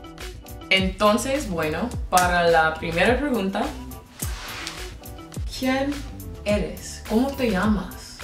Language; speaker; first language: Spanish; non-native, learner; English